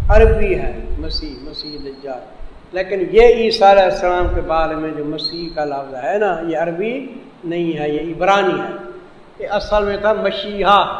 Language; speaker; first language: Urdu; non-native, local second language; Saraiki